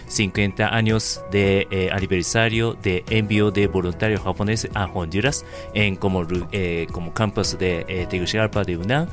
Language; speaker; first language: Spanish; non-native, fluent; Japanese